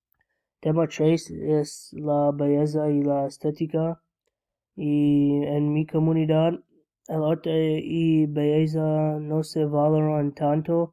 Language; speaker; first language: Spanish; non-native, learner; English